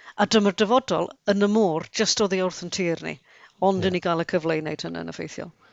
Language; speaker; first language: Welsh; native; Welsh